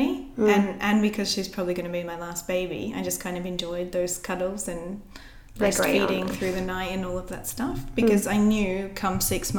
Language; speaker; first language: English; native; English